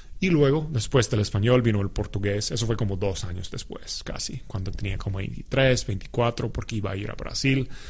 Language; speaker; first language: Spanish; non-native, fluent; English